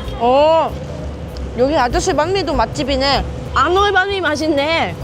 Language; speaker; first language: Korean; non-native, fluent; Vietnamese